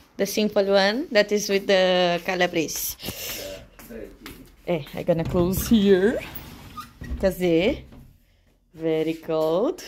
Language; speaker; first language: English; non-native, learner; Portuguese